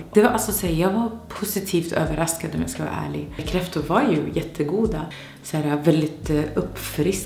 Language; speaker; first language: Swedish; non-native, fluent; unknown